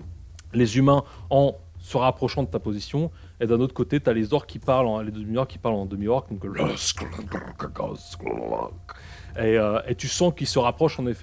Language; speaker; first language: French; native; French